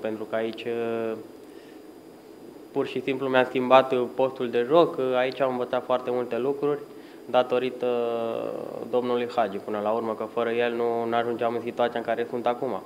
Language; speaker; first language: Romanian; early bilingual, heritage; Romanian